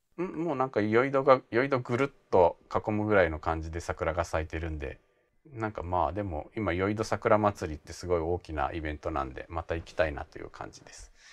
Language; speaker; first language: Japanese; native; Japanese